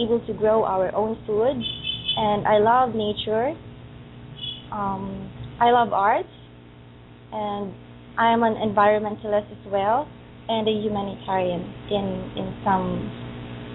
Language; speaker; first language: English; non-native, local second language; Filipino